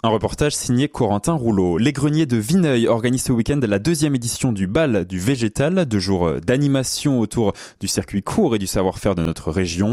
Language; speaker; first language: French; native; French